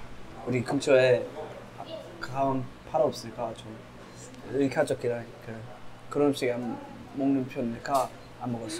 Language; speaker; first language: Korean; non-native, fluent; English